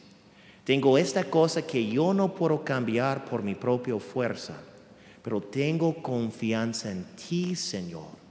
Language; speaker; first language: Spanish; non-native, fluent; English